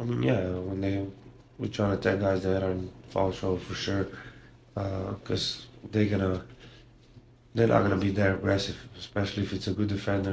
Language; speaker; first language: English; non-native, fluent; Slovenian